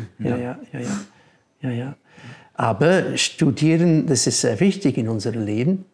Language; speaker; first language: German; non-native, fluent; English